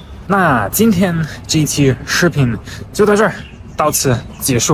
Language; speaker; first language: Chinese; non-native, fluent; German